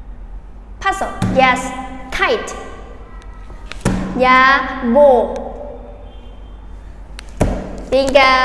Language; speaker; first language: English; non-native, fluent; Vietnamese